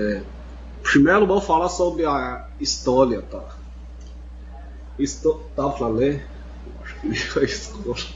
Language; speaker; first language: Portuguese; non-native, fluent; Chinese